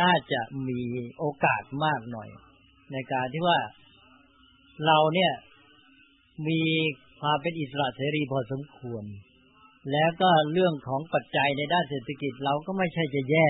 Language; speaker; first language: Thai; native; Thai